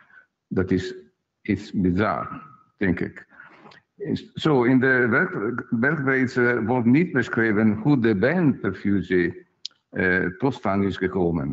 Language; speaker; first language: Dutch; non-native, fluent; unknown